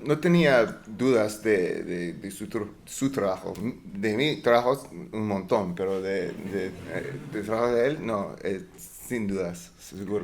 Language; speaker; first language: Spanish; non-native, learner; English